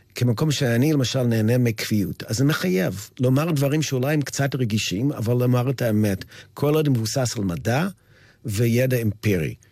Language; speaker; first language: Hebrew; non-native, fluent; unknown